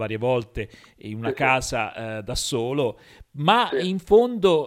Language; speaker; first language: Italian; native; Italian